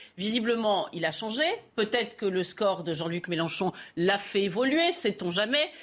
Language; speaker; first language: French; native; French